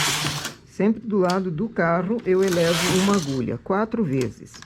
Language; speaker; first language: Portuguese; native; Portuguese